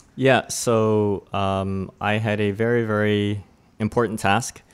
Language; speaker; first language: English; native; English